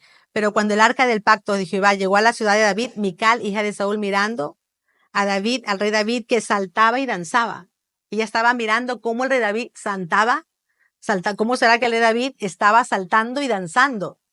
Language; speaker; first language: Spanish; native; Spanish